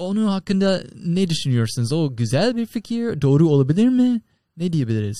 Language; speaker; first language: Turkish; non-native, learner; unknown